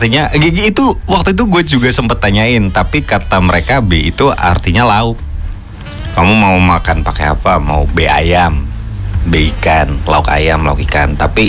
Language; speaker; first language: Indonesian; non-native, local second language; Javanese